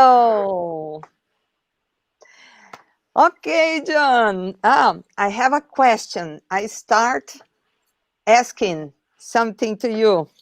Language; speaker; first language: English; non-native, learner; Portuguese